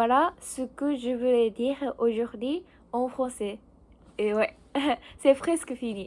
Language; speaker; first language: French; non-native, learner; Japanese